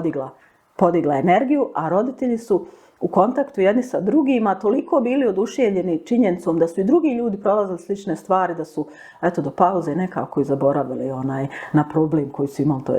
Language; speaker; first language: Bosnian; native; Bosnian